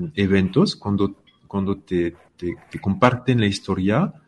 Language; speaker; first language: Spanish; non-native, fluent; French